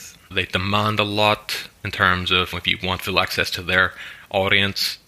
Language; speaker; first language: English; native; English